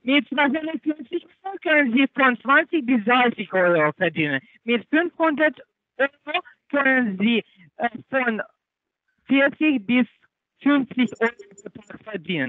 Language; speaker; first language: German; non-native, learner; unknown